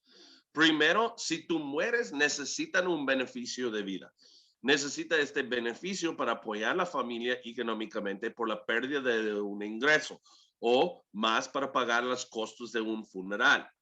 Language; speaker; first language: Spanish; early bilingual, heritage; English